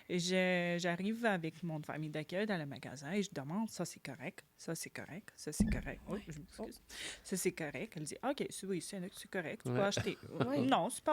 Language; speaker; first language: French; non-native, learner; Ukrainian